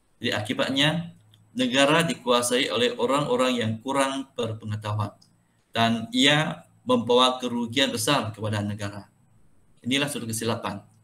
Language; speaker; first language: Malay; non-native, local second language; Chinese